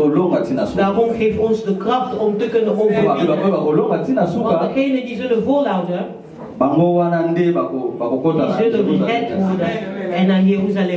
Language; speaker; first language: Dutch; early bilingual, other home language; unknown